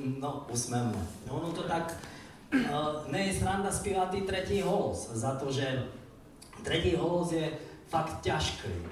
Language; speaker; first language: Slovak; non-native, local second language; Rusyn